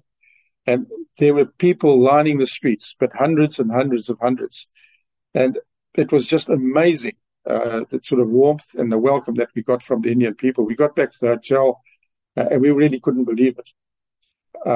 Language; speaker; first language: English; native; English